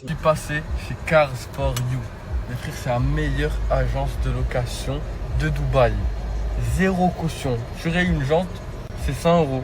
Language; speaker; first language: French; native; French